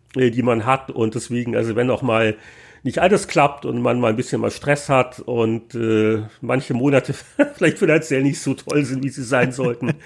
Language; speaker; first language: German; native; German